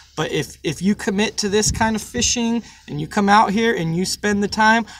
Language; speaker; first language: English; native; English